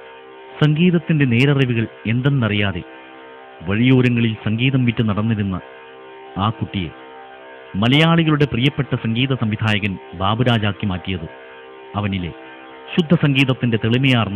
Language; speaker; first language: Malayalam; native; Malayalam